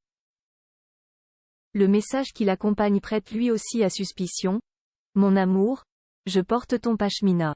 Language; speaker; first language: French; native; French